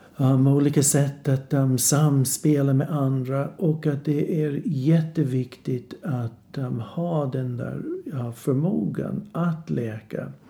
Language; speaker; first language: Swedish; non-native, fluent; English